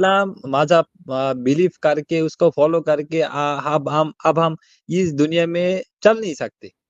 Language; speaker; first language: Hindi; non-native, learner; Bangla